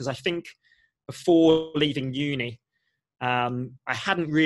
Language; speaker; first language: English; native; English